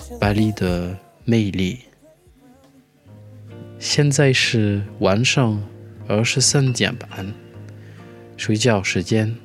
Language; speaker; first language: Chinese; non-native, learner; French